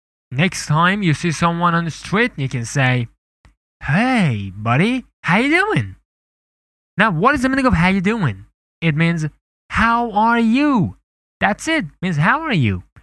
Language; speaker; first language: English; non-native, fluent; Persian